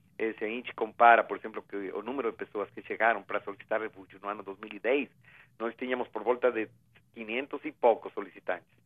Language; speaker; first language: Portuguese; non-native, fluent; Spanish